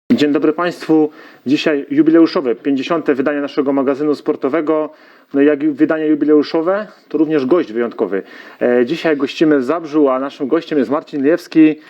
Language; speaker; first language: Polish; native; Polish